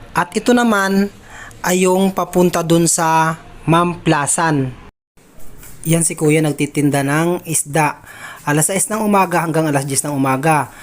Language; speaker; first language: Filipino; native; Filipino